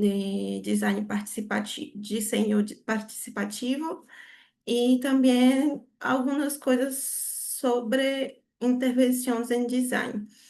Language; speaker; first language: Spanish; non-native, learner; Portuguese